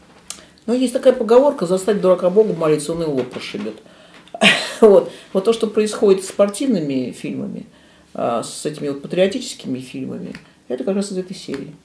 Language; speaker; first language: Russian; native; Russian